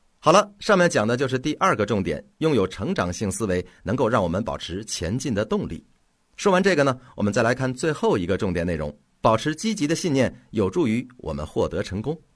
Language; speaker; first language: Chinese; native; Chinese